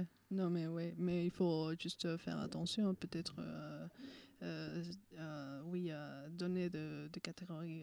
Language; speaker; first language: French; non-native, fluent; Spanish